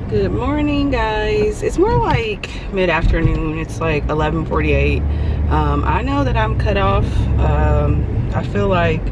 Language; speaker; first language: English; native; English